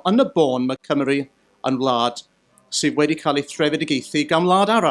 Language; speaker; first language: Welsh; native; Welsh